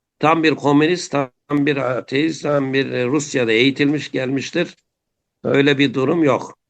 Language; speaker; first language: Turkish; native; Turkish